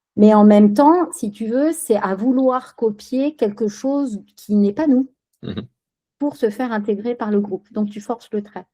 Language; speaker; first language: French; early bilingual, other home language; Spanish